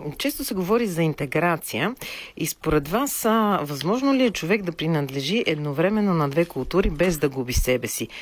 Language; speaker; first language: Bulgarian; native; Bulgarian